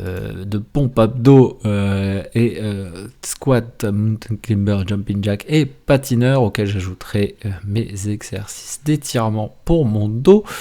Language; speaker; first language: French; native; French